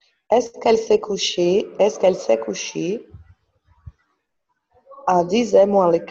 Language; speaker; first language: French; non-native, learner; Portuguese